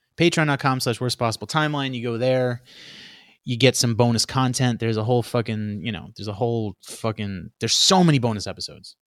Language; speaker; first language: English; native; English